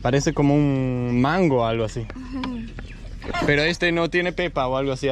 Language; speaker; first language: Spanish; non-native, learner; Danish